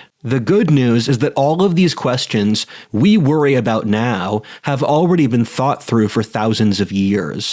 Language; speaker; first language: English; native; English